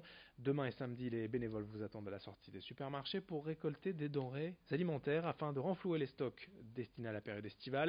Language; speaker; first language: French; native; French